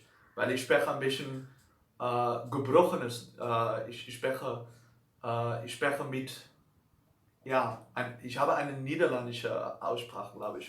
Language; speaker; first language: German; non-native, learner; Dutch